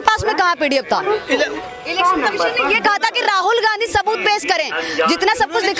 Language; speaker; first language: Hindi; native; Hindi